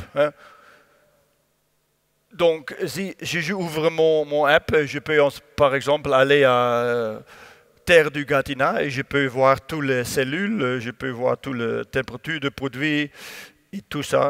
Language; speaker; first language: French; non-native, learner; Dutch